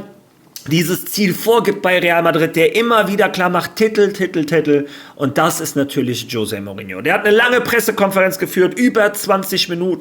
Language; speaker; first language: German; native; German